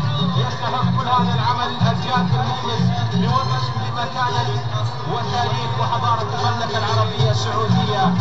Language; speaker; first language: Arabic; native; Arabic